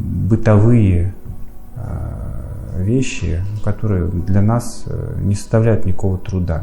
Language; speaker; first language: Russian; native; Russian